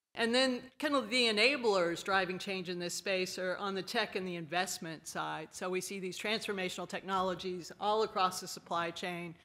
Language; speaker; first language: English; native; English